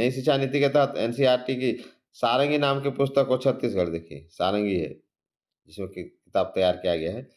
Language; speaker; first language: Hindi; native; Hindi